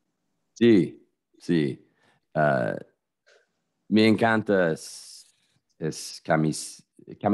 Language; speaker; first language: Spanish; non-native, learner; English